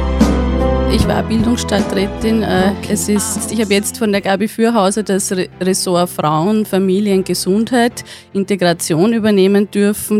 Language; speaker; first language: German; native; German